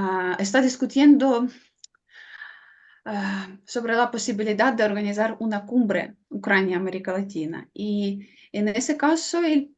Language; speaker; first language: Spanish; non-native, fluent; Ukrainian